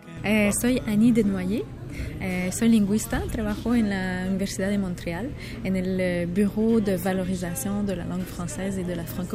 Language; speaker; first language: Spanish; non-native, fluent; French